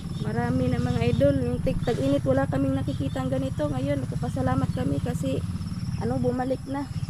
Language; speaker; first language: Filipino; native; Filipino